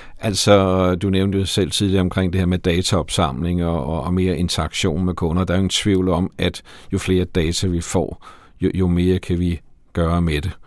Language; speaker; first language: Danish; native; Danish